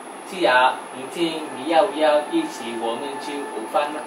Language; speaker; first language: Chinese; non-native, learner; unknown